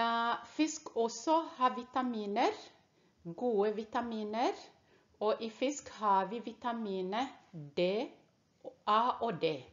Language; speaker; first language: Norwegian; non-native, fluent; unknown